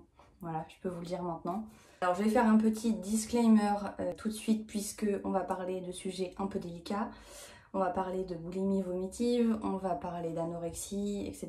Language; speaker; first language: French; native; French